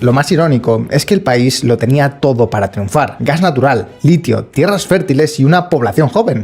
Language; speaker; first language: Spanish; native; Spanish